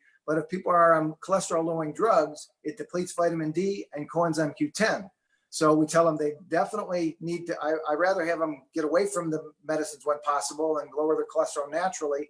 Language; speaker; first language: English; native; English